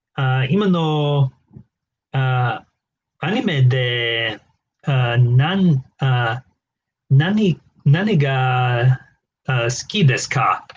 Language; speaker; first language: Japanese; non-native, learner; English